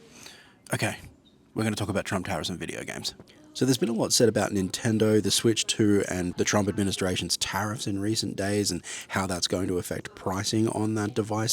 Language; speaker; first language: English; native; English